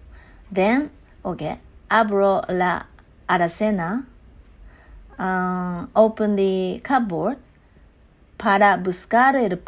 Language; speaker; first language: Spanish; non-native, learner; Japanese